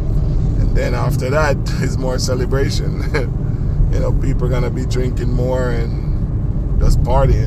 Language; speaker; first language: English; native; English